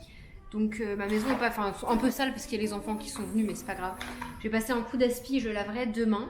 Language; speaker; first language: French; native; French